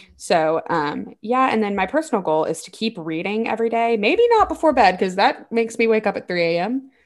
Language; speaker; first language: English; native; English